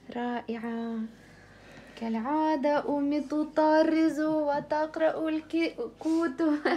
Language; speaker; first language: Arabic; non-native, fluent; Ukrainian